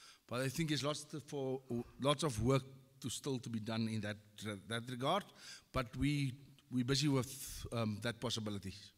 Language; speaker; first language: English; non-native, local second language; Afrikaans